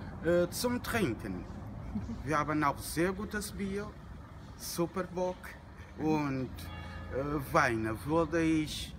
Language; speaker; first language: German; non-native, fluent; Portuguese